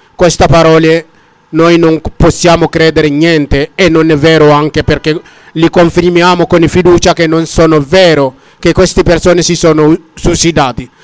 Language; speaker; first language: Italian; non-native, fluent; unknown